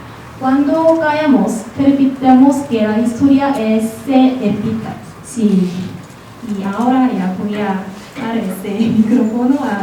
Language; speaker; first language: Spanish; non-native, learner; Korean